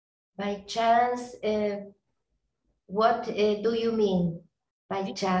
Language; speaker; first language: English; non-native, learner; Spanish